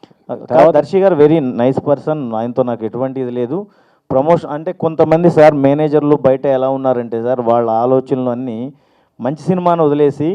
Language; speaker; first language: Telugu; native; Telugu